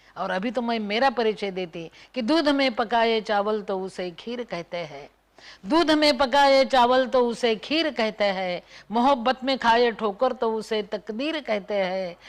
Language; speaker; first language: Hindi; non-native, local second language; Marathi